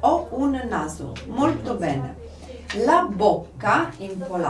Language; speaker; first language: Italian; non-native, fluent; Polish